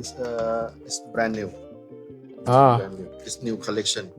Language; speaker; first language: English; non-native, learner; Thai